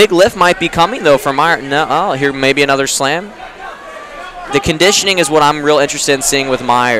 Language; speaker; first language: English; native; English